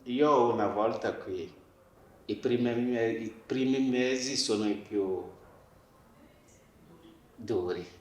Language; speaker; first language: Italian; non-native, fluent; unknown